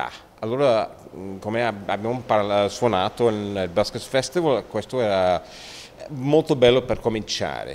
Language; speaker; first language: Italian; non-native, fluent; English